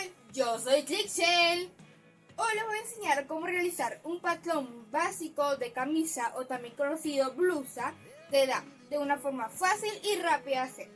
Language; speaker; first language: Spanish; native; Spanish